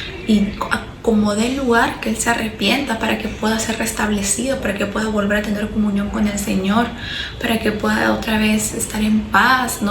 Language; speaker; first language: Spanish; native; Spanish